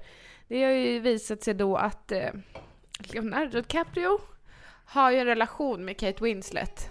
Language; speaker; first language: Swedish; native; Swedish